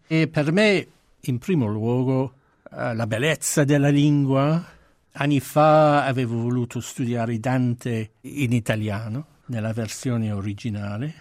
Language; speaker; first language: Italian; non-native, fluent; English